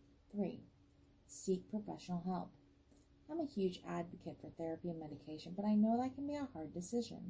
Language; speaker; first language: English; native; English